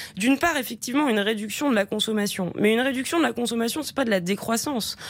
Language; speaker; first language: French; native; French